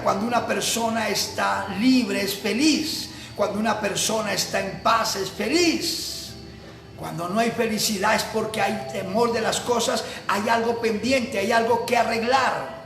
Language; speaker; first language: Spanish; native; Spanish